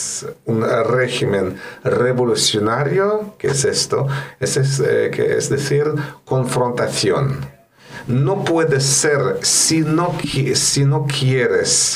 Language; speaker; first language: Spanish; non-native, fluent; Russian